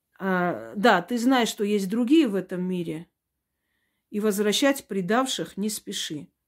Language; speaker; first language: Russian; non-native, local second language; Armenian